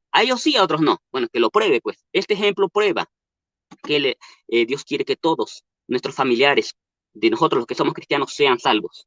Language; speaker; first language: Spanish; native; Spanish